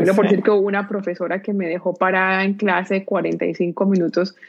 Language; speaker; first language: Spanish; native; Spanish